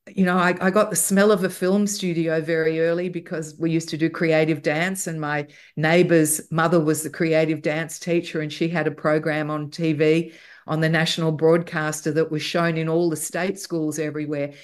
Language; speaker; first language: English; native; English